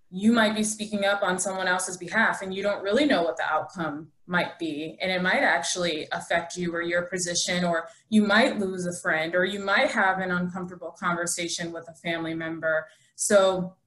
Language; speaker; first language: English; native; English